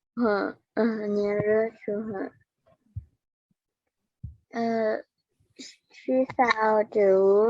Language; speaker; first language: English; non-native, learner; Thai